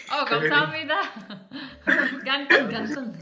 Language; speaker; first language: Korean; non-native, learner; Indonesian